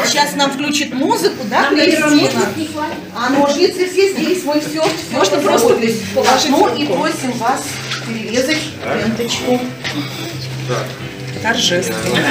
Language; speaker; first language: Russian; native; Russian